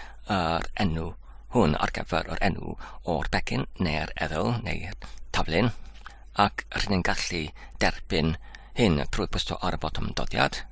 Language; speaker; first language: Welsh; non-native, fluent; English